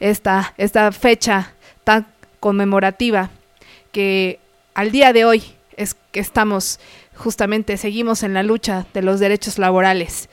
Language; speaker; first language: Spanish; native; Spanish